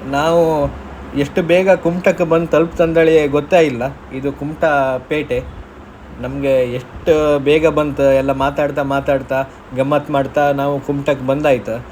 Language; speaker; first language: Kannada; non-native, local second language; Konkani